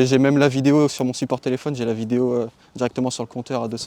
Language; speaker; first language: French; native; French